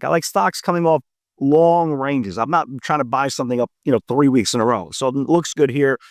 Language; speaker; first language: English; native; English